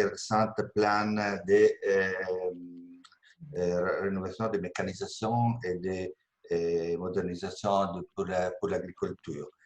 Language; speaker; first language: French; non-native, learner; Italian